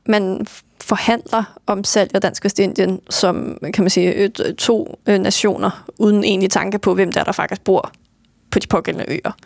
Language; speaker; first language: Danish; native; Danish